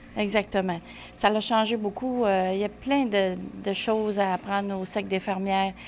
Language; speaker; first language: French; native; French